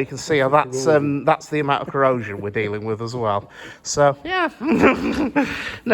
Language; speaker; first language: English; native; English